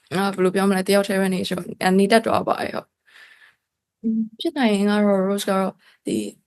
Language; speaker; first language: Burmese; non-native, local second language; Kachin